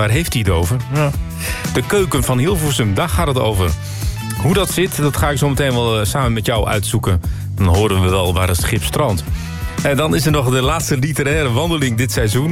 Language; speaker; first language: Dutch; native; Dutch